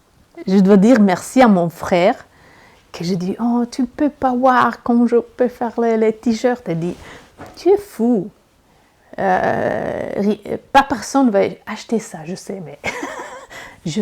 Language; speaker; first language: French; non-native, learner; Italian